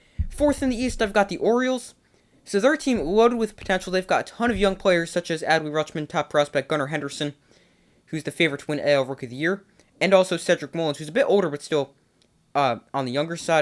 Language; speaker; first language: English; native; English